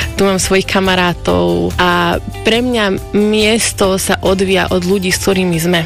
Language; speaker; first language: Slovak; non-native, local second language; Hungarian